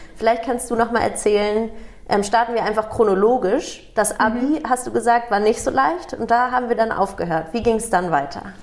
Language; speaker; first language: German; native; German